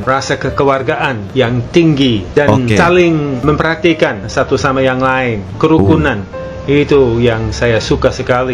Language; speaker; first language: Indonesian; non-native, fluent; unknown